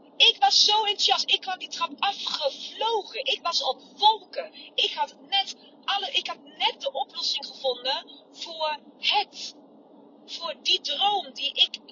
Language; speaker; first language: Dutch; non-native, fluent; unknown